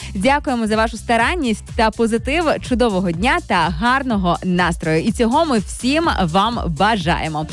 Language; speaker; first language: Ukrainian; native; Ukrainian